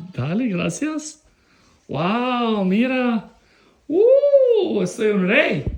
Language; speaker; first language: Spanish; non-native, learner; Albanian